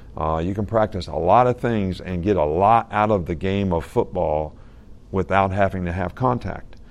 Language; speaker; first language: English; native; English